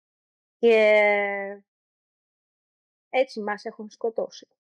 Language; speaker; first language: Greek; non-native, learner; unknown